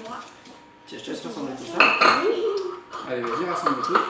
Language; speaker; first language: French; native; French